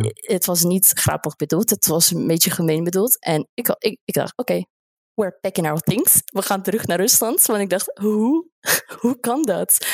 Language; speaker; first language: Dutch; non-native, fluent; Russian